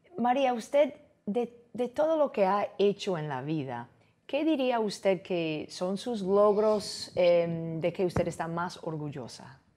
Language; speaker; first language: Spanish; non-native, fluent; English